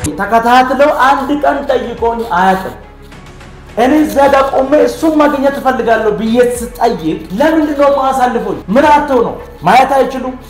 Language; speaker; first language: Amharic; non-native, local second language; Oromo